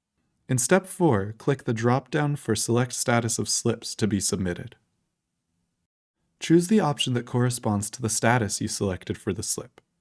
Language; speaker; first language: English; native; English